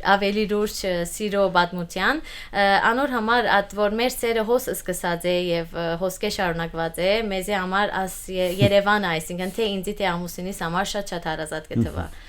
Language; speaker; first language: Armenian; early bilingual, heritage; Armenian